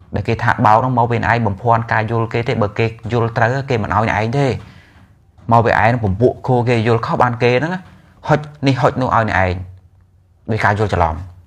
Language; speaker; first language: Khmer; native; Khmer